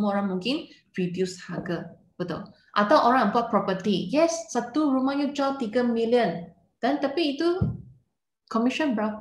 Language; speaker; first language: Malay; non-native, local second language; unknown